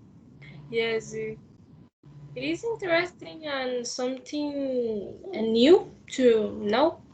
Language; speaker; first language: English; non-native, learner; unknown